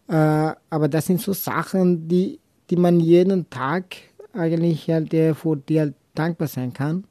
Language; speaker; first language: German; non-native, local second language; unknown